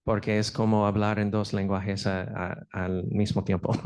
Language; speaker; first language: Spanish; non-native, fluent; English